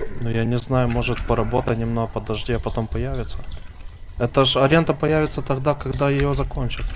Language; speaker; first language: Russian; native; Russian